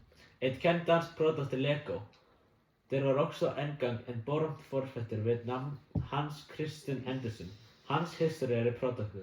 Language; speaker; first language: Danish; non-native, learner; Icelandic